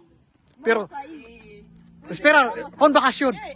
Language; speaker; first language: Spanish; non-native, learner; Filipino